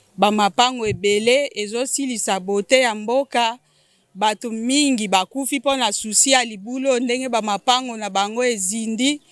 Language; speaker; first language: Lingala; native; Lingala